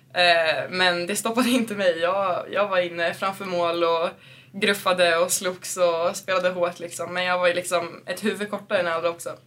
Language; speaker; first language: Swedish; native; Swedish